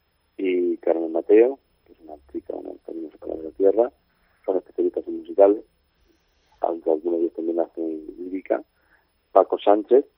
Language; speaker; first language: Spanish; native; Spanish